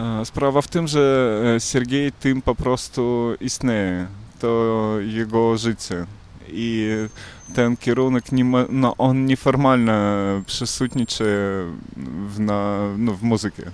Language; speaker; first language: Polish; non-native, learner; Belarusian